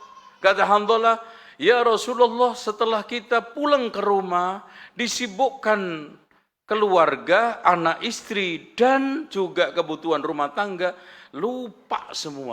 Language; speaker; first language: Indonesian; native; Indonesian